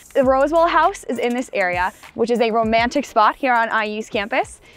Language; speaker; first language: English; native; English